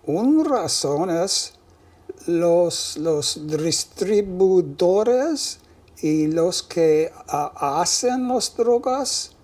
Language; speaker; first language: Spanish; non-native, learner; English